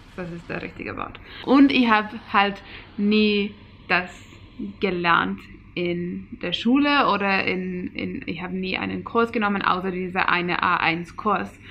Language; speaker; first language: German; non-native, fluent; Finnish